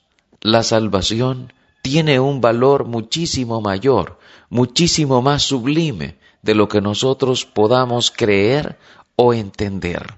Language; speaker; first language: Spanish; native; Spanish